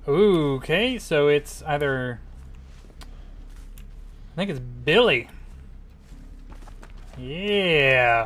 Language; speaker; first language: English; native; English